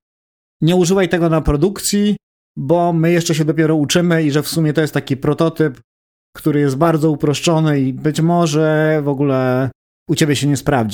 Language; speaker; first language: Polish; native; Polish